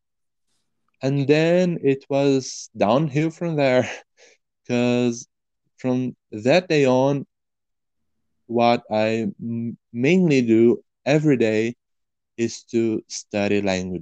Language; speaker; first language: English; non-native, fluent; Portuguese